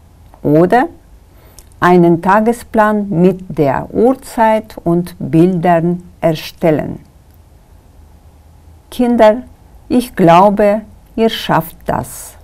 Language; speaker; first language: German; non-native, fluent; Kyrgyz